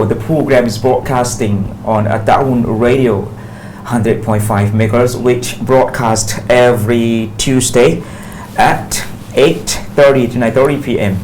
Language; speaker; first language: English; non-native, fluent; Pattani Malay